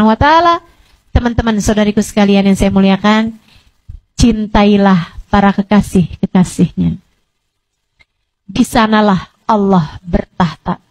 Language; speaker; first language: Indonesian; native; Indonesian